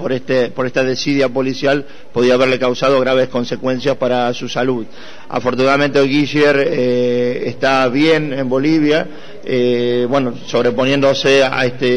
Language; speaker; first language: Spanish; native; Spanish